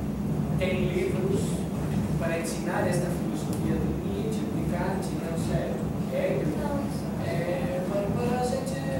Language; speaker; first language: Portuguese; non-native, learner; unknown